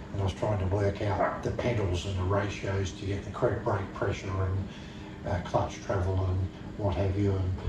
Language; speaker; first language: English; native; English